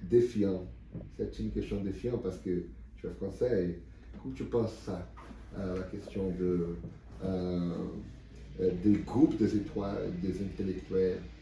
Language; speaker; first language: French; non-native, learner; Portuguese